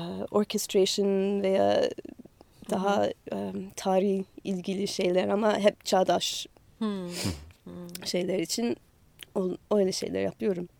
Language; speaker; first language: Turkish; non-native, learner; English